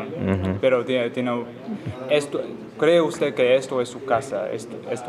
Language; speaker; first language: Spanish; non-native, learner; English